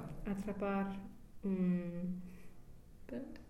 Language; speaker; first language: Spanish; non-native, learner; English